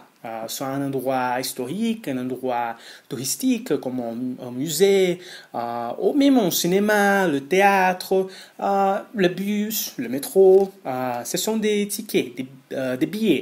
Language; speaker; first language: French; non-native, fluent; Portuguese